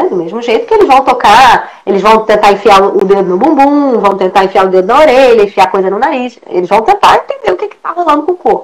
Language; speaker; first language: Portuguese; native; Portuguese